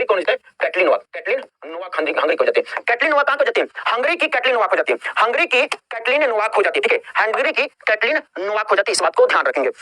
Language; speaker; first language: Hindi; native; Hindi